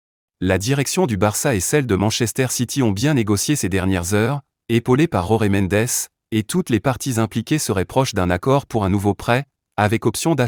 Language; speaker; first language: French; native; French